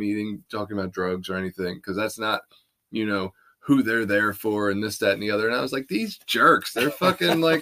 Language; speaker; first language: English; native; English